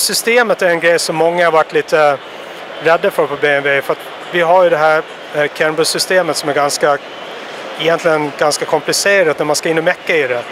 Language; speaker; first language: Swedish; native; Swedish